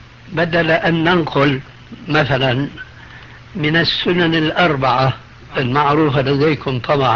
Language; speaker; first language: Arabic; non-native, fluent; Albanian